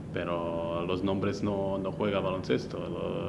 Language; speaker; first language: Spanish; non-native, fluent; Slovenian